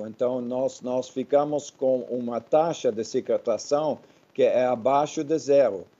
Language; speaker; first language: Portuguese; non-native, fluent; Dutch